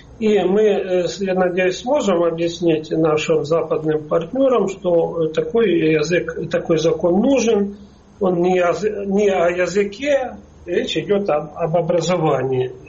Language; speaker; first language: Russian; native; Russian